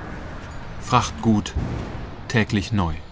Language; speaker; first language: German; native; German